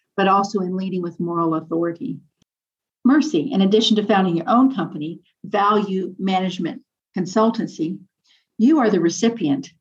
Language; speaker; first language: English; native; English